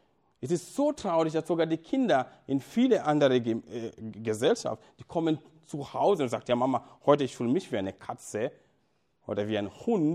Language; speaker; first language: German; non-native, fluent; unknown